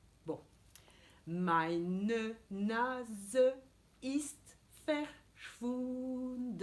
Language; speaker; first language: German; non-native, fluent; French